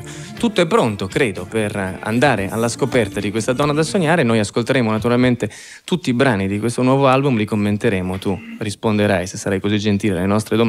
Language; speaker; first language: Italian; native; Italian